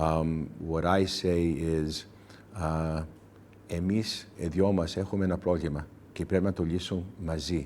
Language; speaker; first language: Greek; early bilingual, heritage; English